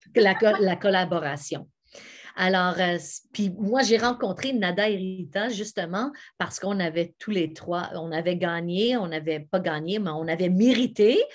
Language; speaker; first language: French; native; French